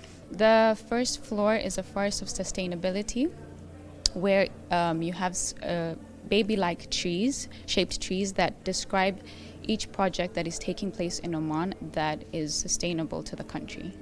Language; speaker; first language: English; non-native, local second language; Arabic